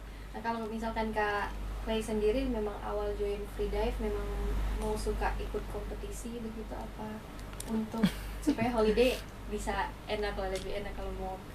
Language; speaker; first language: Indonesian; native; Indonesian